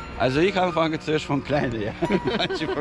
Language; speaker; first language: German; non-native, learner; Russian